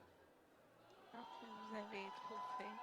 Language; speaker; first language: French; non-native, fluent; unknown